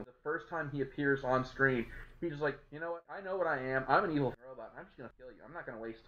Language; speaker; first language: English; native; English